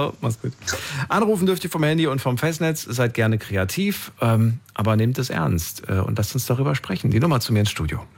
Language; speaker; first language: German; native; German